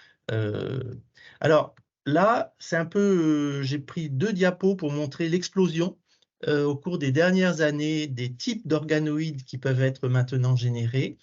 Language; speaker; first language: French; native; French